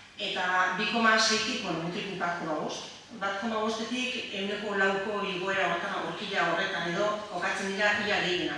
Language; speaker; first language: Basque; native; Basque